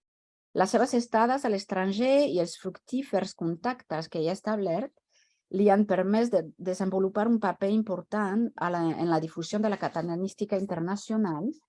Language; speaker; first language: Catalan; non-native, fluent; French